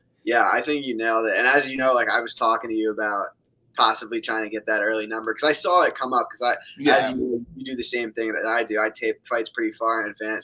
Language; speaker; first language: English; native; English